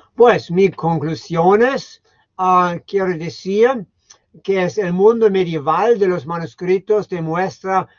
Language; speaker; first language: Spanish; non-native, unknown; German